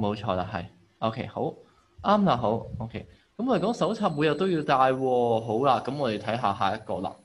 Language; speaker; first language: Cantonese; native; Cantonese